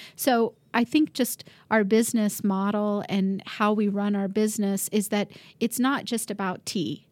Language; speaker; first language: English; native; English